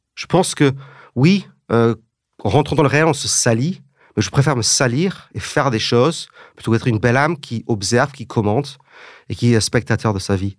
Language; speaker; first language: French; early bilingual, heritage; English